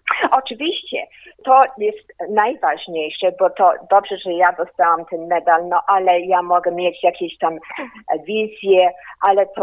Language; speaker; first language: Polish; early bilingual, heritage; Polish